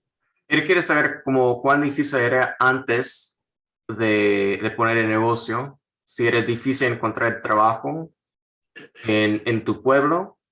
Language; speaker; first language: Spanish; non-native, fluent; English